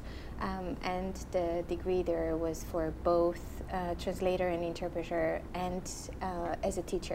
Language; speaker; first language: English; non-native, fluent; Romanian